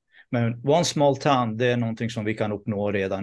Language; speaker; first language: Swedish; non-native, fluent; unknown